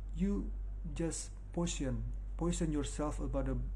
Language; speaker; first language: English; non-native, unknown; Indonesian